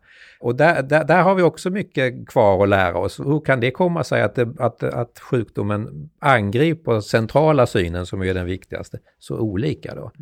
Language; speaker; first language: Swedish; native; Swedish